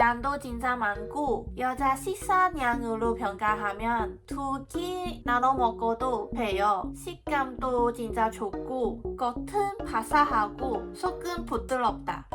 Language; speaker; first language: Korean; non-native, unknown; Cantonese